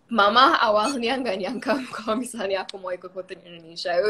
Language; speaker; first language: Indonesian; early bilingual, other home language; English